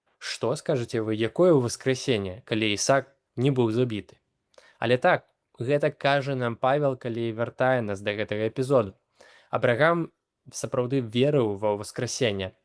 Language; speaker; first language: Belarusian; native; Belarusian